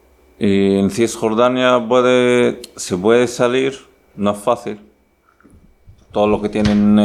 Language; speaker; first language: Spanish; non-native, learner; Arabic